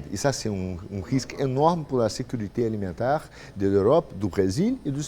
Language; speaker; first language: French; non-native, fluent; Portuguese